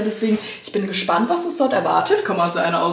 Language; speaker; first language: German; native; German